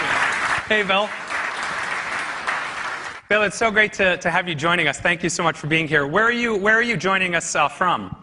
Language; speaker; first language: English; native; English